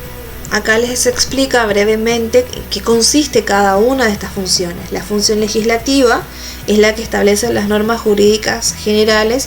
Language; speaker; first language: Spanish; native; Spanish